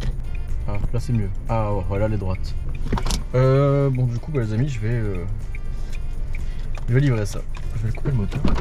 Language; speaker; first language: French; native; French